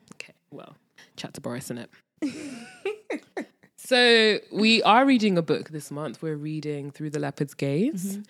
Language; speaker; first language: English; native; English